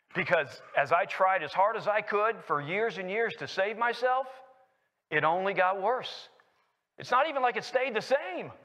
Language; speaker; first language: English; native; English